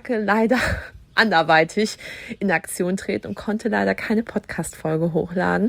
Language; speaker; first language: German; native; German